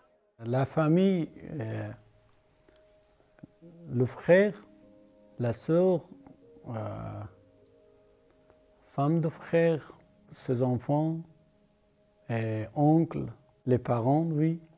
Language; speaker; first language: French; non-native, learner; Persian